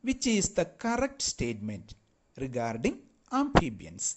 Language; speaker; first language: English; non-native, local second language; Malayalam